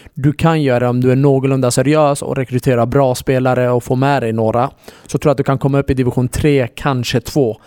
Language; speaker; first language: Swedish; early bilingual, other home language; Kurdish